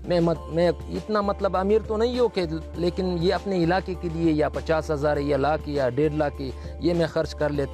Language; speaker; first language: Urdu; non-native, local second language; Pashto